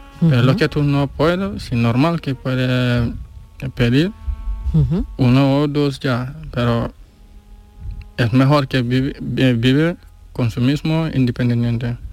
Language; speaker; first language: Spanish; non-native, learner; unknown